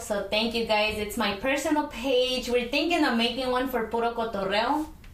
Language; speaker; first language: English; early bilingual, other home language; Spanish